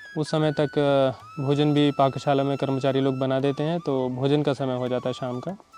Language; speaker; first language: Hindi; native; Hindi